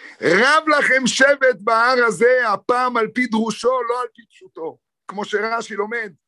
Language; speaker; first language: Hebrew; native; Hebrew